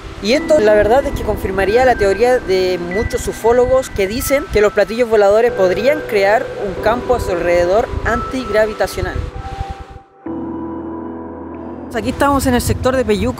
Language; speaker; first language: Spanish; native; Spanish